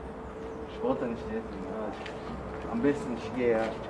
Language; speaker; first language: German; non-native, learner; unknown